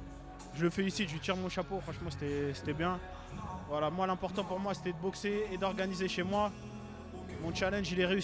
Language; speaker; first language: French; native; French